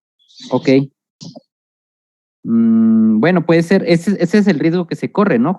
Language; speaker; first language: Spanish; native; Spanish